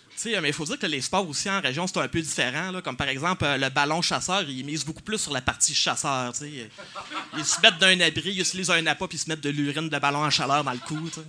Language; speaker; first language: French; native; French